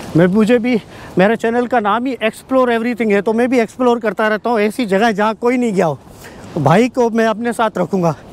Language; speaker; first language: Urdu; native; Urdu